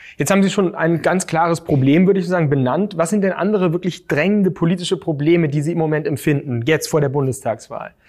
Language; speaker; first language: German; native; German